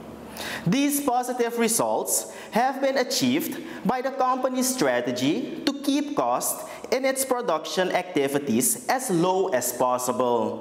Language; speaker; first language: English; non-native, local second language; Dutch